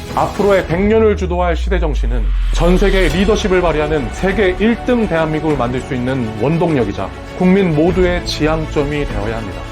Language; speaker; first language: Korean; native; Korean